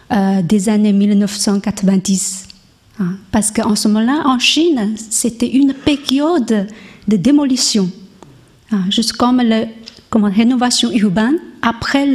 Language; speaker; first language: French; non-native, learner; Chinese